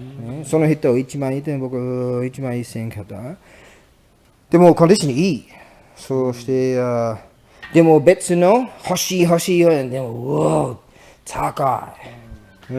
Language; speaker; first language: Japanese; non-native, learner; English